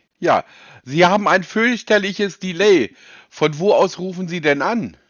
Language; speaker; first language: German; native; German